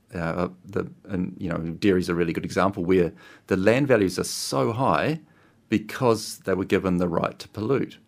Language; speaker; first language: English; native; English